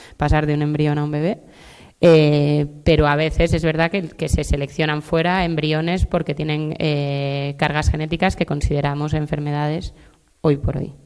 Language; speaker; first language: Spanish; native; Spanish